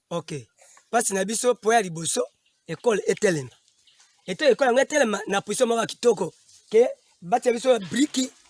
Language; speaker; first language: Lingala; non-native, local second language; Mongo